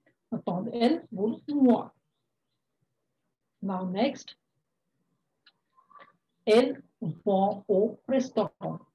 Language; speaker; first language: French; non-native, fluent; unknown